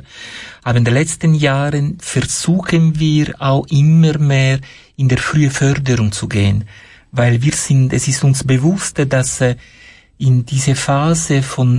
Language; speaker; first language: German; non-native, fluent; Italian